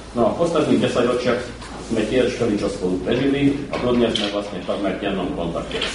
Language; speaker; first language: Slovak; early bilingual, heritage; Slovak